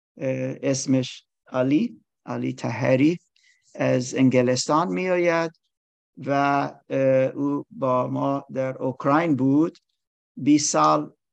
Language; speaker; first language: Persian; non-native, learner; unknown